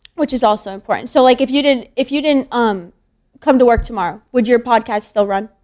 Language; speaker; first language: English; native; English